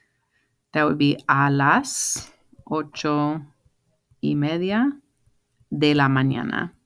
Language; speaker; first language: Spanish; non-native, fluent; English